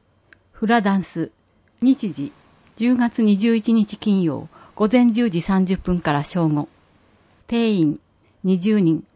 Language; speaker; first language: Japanese; native; Japanese